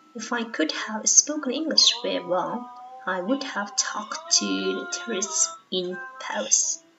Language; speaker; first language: English; non-native, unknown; Mongolian